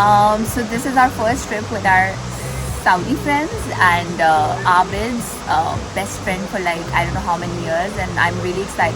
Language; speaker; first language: English; non-native, local second language; Urdu